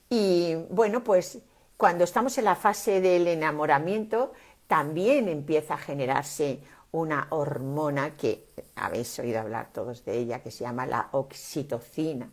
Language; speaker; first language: Spanish; native; Spanish